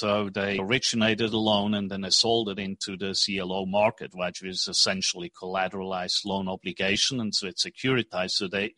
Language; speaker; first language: English; non-native, fluent; Swiss German